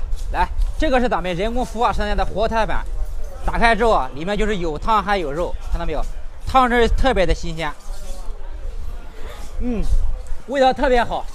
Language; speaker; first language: Chinese; native; Chinese